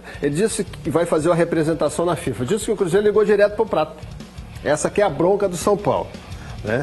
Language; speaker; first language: Portuguese; native; Portuguese